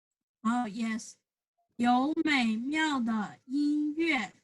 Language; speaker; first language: Chinese; non-native, fluent; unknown